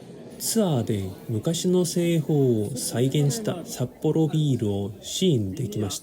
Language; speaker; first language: Japanese; non-native, learner; Korean